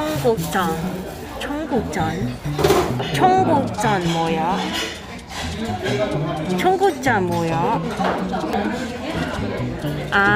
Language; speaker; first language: Korean; non-native, learner; Cantonese